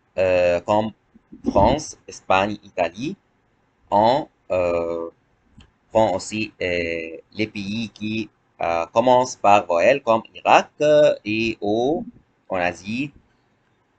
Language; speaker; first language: French; non-native, fluent; Arabic